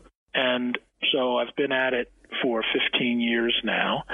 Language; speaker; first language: English; native; English